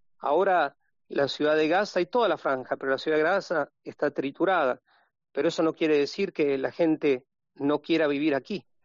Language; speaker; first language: Spanish; native; Spanish